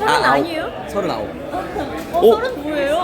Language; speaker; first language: Korean; non-native, fluent; Vietnamese